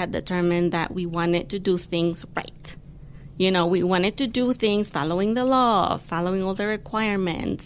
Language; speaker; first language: English; non-native, fluent; Spanish